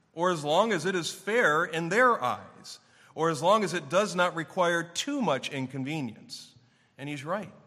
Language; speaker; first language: English; native; English